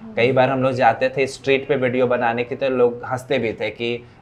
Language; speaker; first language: Hindi; native; Hindi